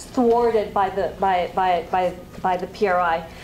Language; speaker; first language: English; non-native, fluent; Spanish